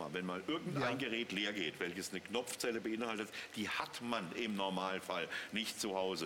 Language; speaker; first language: German; native; German